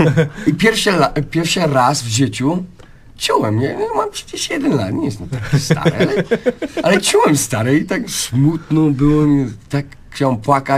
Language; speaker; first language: Polish; non-native, learner; English